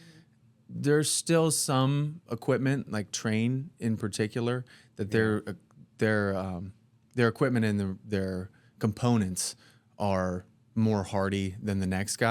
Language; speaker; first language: English; native; English